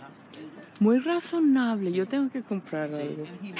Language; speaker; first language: Spanish; non-native, fluent; English